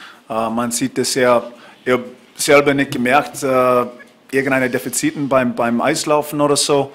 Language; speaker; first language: German; non-native, fluent; English